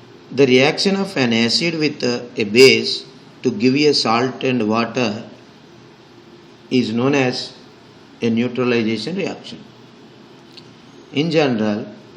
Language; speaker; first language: English; non-native, local second language; Telugu